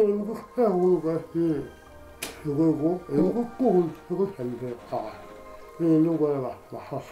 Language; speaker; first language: Mongolian; non-native, learner; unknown